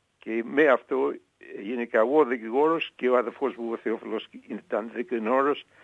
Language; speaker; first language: Greek; early bilingual, heritage; Greek